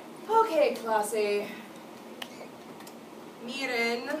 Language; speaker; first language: Spanish; non-native, fluent; English